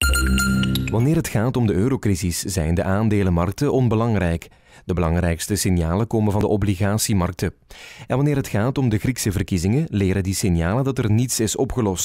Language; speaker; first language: Dutch; native; Dutch